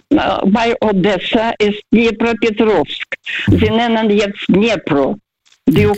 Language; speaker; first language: German; non-native, fluent; Russian